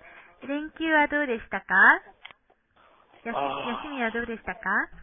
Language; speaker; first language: Japanese; non-native, fluent; Korean